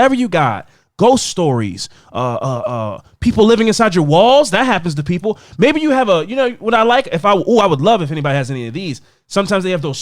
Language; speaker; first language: English; native; English